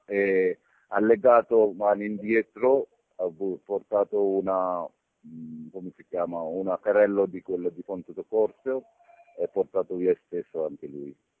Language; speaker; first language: Italian; non-native, learner; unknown